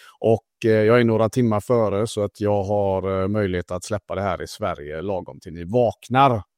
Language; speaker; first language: Swedish; early bilingual, other home language; Italian